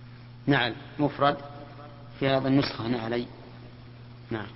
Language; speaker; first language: Arabic; native; Arabic